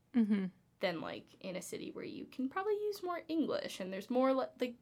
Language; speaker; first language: English; native; English